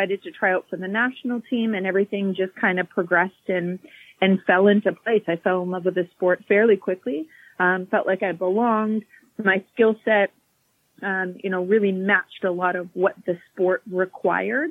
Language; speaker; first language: English; native; English